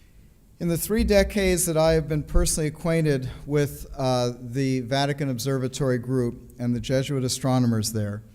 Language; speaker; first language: English; native; English